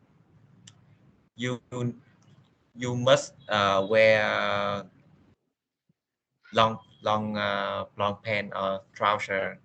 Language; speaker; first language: English; non-native, learner; Vietnamese